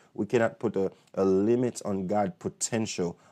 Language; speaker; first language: English; non-native, fluent; Haitian Creole